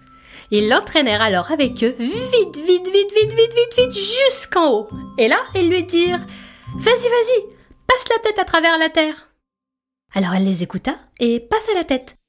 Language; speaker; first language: French; native; French